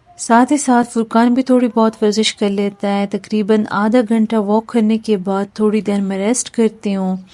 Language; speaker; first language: Urdu; non-native, local second language; Pashto